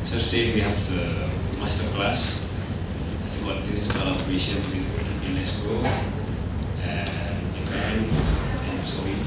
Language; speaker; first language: English; non-native, learner; Indonesian